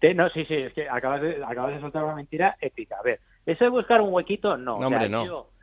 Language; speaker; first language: Spanish; native; Spanish